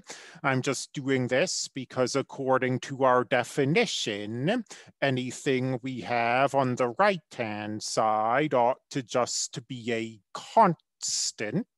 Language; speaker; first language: English; native; English